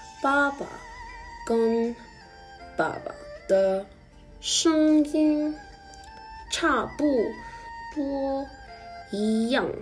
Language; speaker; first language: Chinese; non-native, learner; Spanish